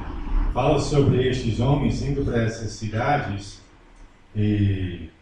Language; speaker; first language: Portuguese; non-native, fluent; English